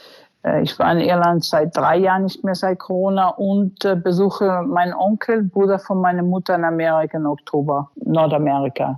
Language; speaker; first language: German; non-native, fluent; English